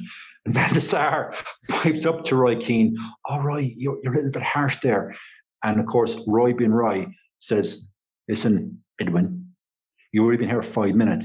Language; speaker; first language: English; native; English